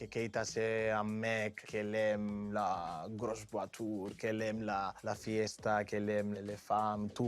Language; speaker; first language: French; non-native, learner; Spanish